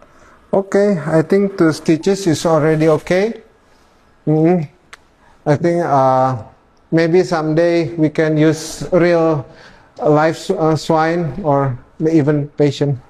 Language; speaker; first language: English; non-native, local second language; Indonesian